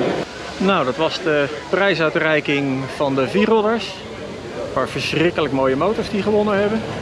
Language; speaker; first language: Dutch; native; Dutch